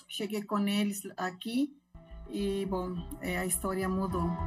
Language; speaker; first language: Portuguese; non-native, local second language; Spanish